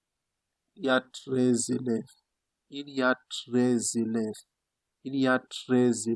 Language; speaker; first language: French; non-native, fluent; Italian